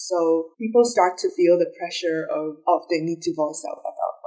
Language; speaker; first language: English; non-native, local second language; Cantonese